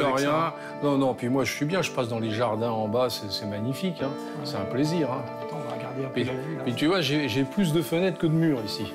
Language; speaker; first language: French; native; French